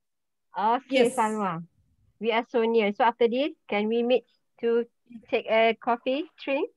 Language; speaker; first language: English; non-native, learner; Malay